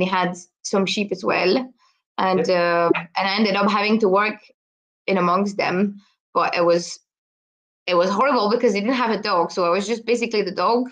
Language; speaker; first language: English; non-native, fluent; French